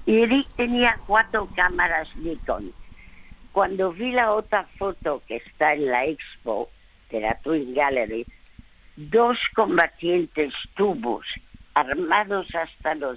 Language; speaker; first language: Spanish; early bilingual, other home language; French